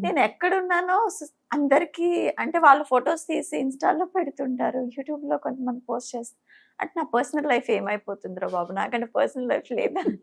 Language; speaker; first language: Telugu; non-native, fluent; Bangla